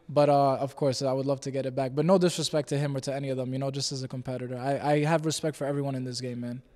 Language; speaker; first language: English; native; English